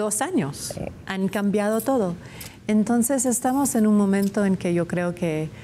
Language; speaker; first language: Spanish; non-native, fluent; English